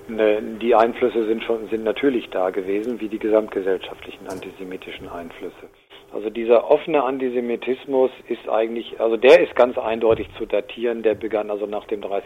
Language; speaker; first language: German; native; German